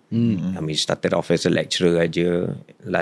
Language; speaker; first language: English; non-native, local second language; Malay